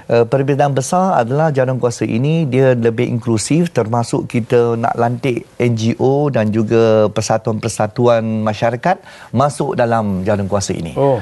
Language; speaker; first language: Malay; non-native, local second language; Chinese